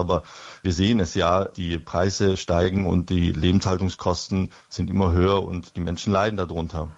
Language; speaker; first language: German; early bilingual, other home language; Italian